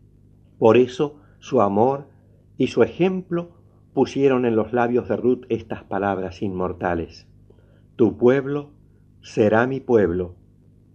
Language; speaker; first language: Spanish; native; Spanish